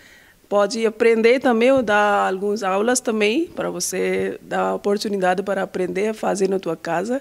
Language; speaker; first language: Portuguese; non-native, learner; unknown